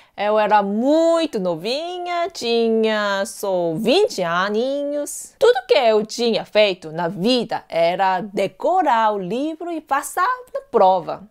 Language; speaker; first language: Portuguese; non-native, fluent; Korean